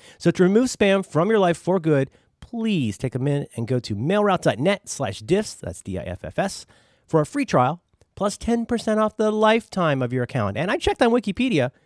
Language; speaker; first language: English; native; English